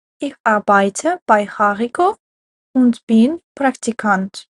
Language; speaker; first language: German; non-native, fluent; Ukrainian